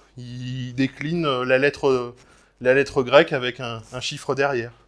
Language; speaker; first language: French; native; French